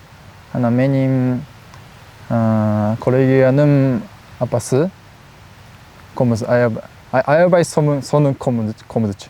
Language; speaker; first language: Kyrgyz; non-native, learner; Japanese